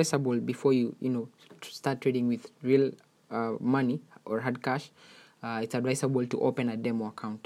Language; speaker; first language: English; non-native, local second language; Swahili